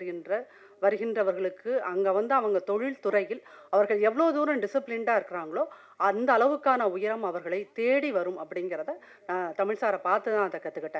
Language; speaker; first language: Tamil; native; Tamil